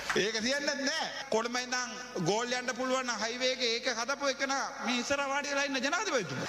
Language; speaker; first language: Sinhala; non-native, local second language; Tamil